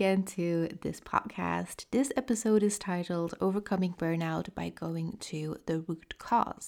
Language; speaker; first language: English; non-native, fluent; French